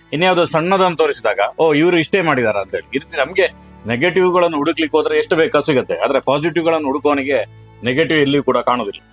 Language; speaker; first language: Kannada; native; Kannada